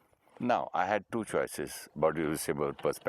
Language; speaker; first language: English; non-native, local second language; Hindi